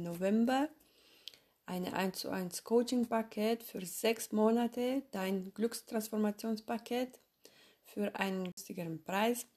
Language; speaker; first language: German; non-native, fluent; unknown